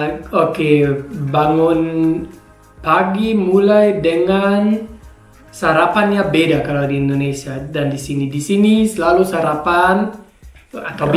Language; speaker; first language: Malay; non-native, fluent; German